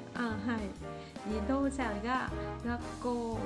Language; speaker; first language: Japanese; non-native, learner; Vietnamese